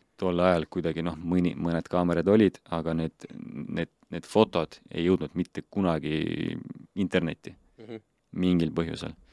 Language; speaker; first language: Estonian; non-native, local second language; Russian